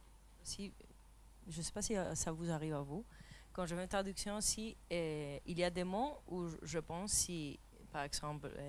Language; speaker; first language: French; non-native, fluent; Spanish